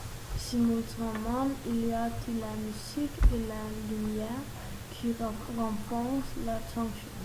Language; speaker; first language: French; non-native, learner; German